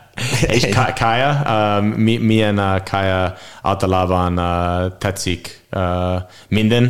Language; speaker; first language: Hungarian; non-native, learner; English